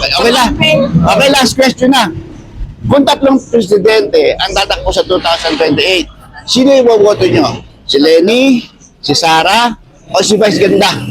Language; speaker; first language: Filipino; native; Filipino